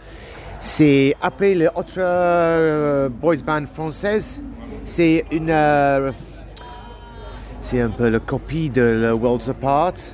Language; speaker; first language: French; non-native, learner; English